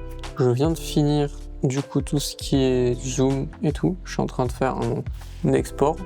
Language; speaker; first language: French; native; French